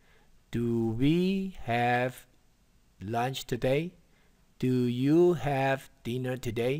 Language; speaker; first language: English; non-native, fluent; Chinese